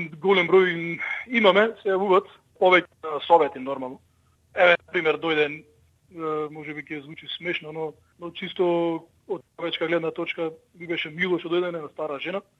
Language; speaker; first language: Macedonian; early bilingual, heritage; Macedonian